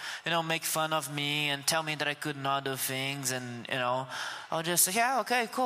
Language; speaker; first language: English; non-native, fluent; Portuguese